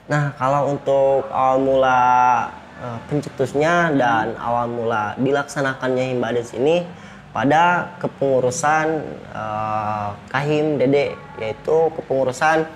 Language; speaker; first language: Indonesian; native; Indonesian